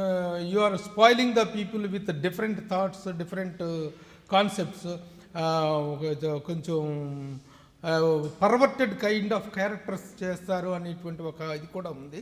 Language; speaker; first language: Telugu; native; Telugu